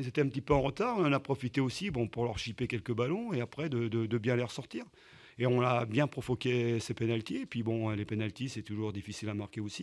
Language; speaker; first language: French; native; French